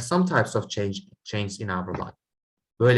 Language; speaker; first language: English; non-native, fluent; Turkish